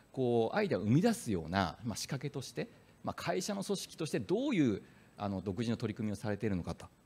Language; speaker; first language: Japanese; native; Japanese